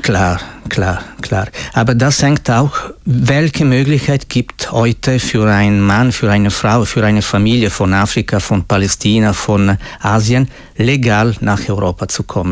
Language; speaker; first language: German; non-native, fluent; Italian